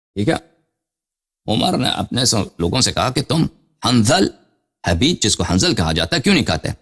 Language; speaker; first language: Urdu; non-native, fluent; Persian